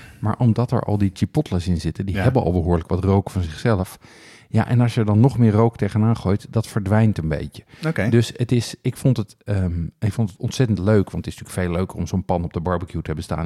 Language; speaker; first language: Dutch; native; Dutch